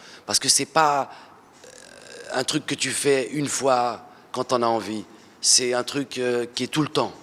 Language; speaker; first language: French; early bilingual, other home language; Arabic